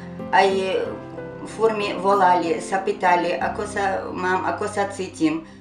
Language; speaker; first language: Slovak; non-native, learner; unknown